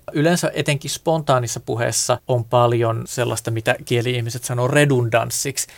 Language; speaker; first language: Finnish; native; Finnish